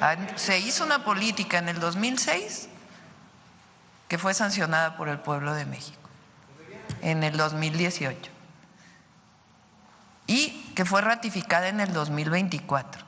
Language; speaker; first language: Spanish; native; Spanish